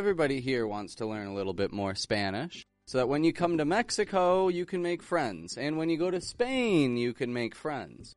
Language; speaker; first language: English; native; English